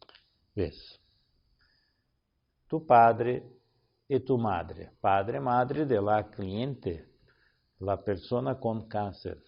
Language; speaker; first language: Spanish; non-native, learner; Portuguese